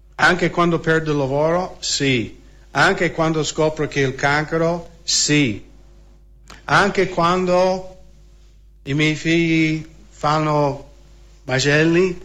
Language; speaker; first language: Italian; non-native, fluent; English